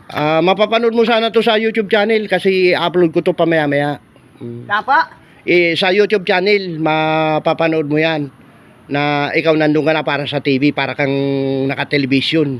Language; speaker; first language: Filipino; non-native, local second language; Bikol